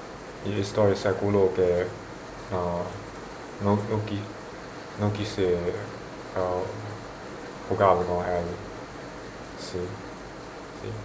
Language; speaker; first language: Spanish; non-native, learner; Chinese